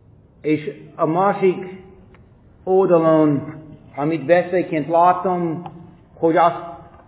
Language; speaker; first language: Hungarian; non-native, fluent; English